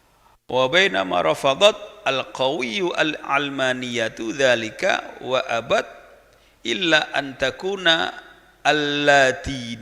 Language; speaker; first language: Arabic; non-native, fluent; Javanese